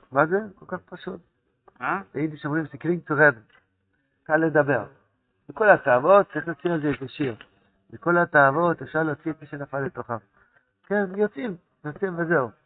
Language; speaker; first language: Hebrew; non-native, fluent; Yiddish